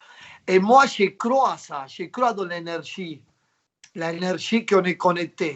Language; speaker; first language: French; non-native, fluent; Spanish